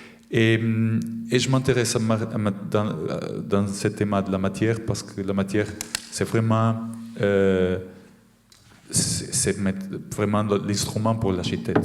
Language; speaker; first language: French; non-native, fluent; Portuguese